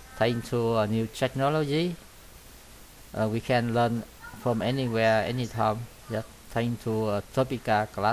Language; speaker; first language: English; non-native, learner; Vietnamese